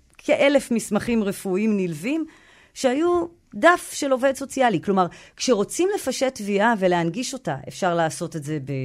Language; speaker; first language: Hebrew; native; Hebrew